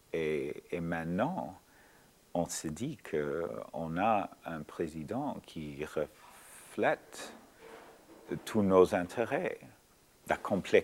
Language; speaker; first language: French; non-native, fluent; English